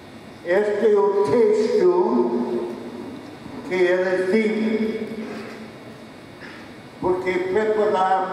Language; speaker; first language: Portuguese; non-native, fluent; English